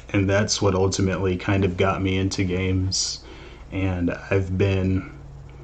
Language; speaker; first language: English; native; English